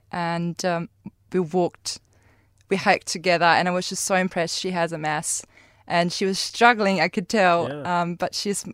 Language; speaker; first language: English; non-native, fluent; German